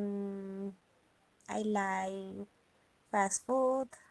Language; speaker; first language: English; non-native, learner; Spanish